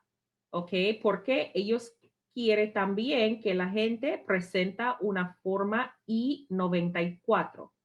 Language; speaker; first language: Spanish; non-native, fluent; English